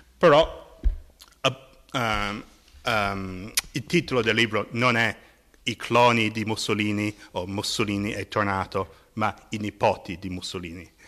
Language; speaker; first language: Italian; non-native, fluent; English